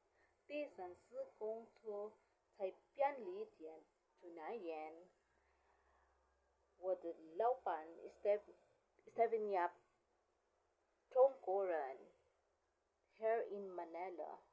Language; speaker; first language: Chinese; non-native, local second language; Filipino